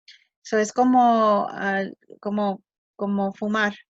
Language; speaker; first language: Spanish; early bilingual, heritage; English